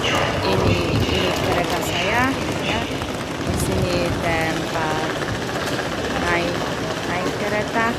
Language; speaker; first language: Indonesian; non-native, fluent; Polish